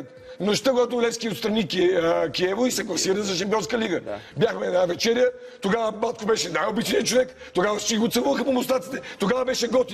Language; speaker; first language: Bulgarian; native; Bulgarian